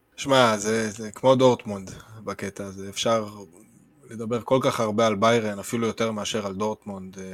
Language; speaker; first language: Hebrew; native; Hebrew